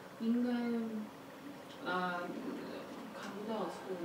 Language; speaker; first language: Chinese; non-native, fluent; Russian